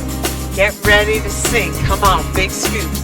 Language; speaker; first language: English; native; English